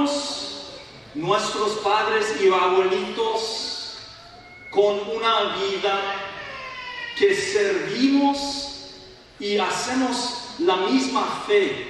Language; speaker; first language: Spanish; non-native, learner; English